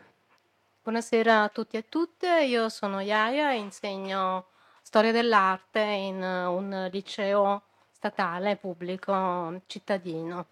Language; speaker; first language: Italian; native; Italian